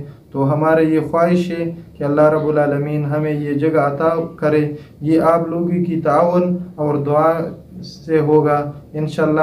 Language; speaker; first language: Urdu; non-native, local second language; Pashto